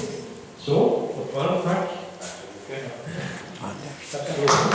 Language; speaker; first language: Swedish; native; Swedish